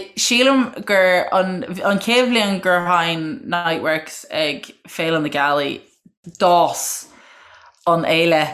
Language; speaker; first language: Irish; native; Irish